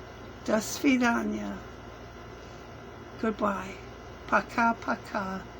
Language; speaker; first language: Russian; non-native, learner; English